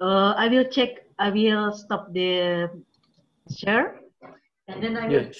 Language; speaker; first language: English; non-native, learner; Indonesian